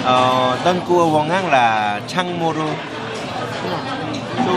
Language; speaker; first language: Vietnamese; non-native, learner; Korean